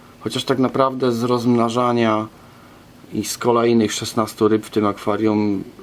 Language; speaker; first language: Polish; native; Polish